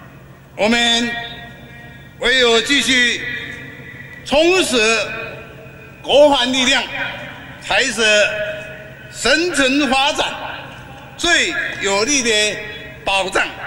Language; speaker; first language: Chinese; non-native, local second language; Min Nan Chinese